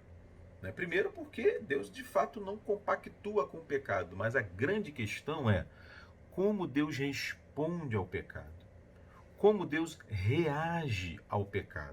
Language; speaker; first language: Portuguese; native; Portuguese